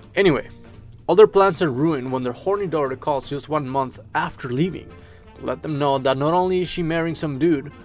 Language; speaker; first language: English; early bilingual, other home language; Spanish